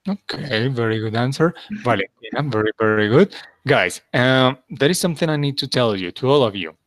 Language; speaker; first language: English; non-native, fluent; Spanish